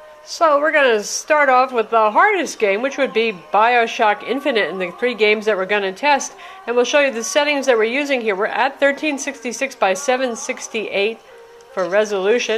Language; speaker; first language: English; native; English